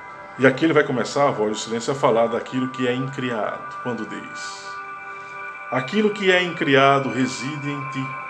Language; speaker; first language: Portuguese; native; Portuguese